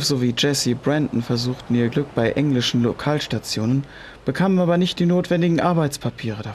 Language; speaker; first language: German; native; German